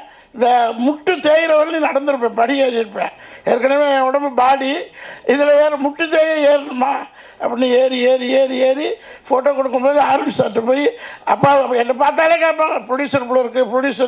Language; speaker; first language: Tamil; native; Tamil